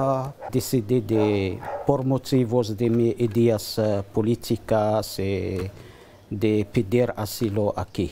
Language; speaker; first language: Spanish; non-native, learner; Arabic